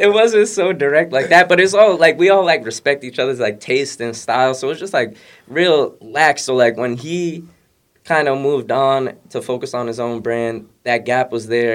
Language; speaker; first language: English; native; English